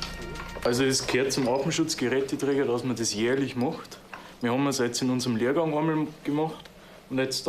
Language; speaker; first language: German; native; German